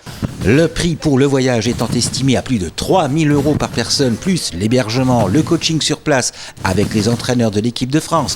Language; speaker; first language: French; native; French